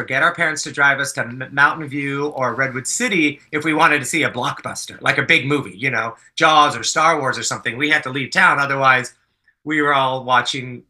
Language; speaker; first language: English; native; English